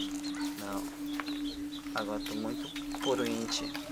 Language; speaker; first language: Portuguese; non-native, local second language; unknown